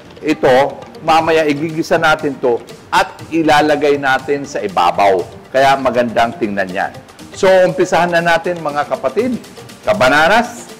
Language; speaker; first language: Filipino; non-native, local second language; Bikol